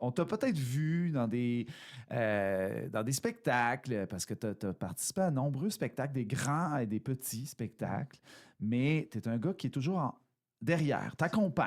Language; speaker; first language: French; native; French